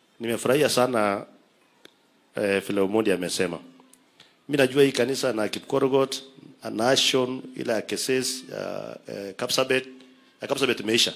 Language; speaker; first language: Swahili; non-native, local second language; Kalenjin